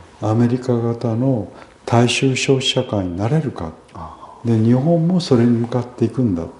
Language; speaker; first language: Japanese; early bilingual, other home language; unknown